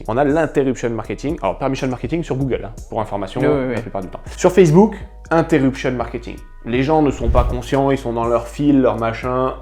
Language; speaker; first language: French; native; French